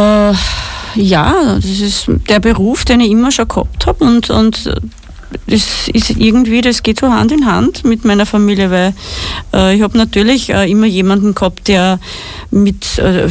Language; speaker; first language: German; native; German